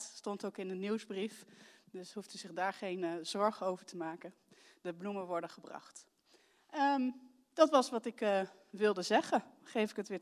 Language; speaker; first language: Dutch; native; Dutch